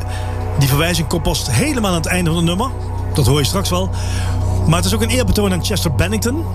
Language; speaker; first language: Dutch; native; Dutch